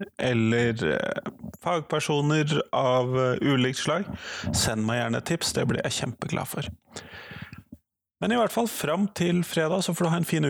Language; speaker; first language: Norwegian; native; Norwegian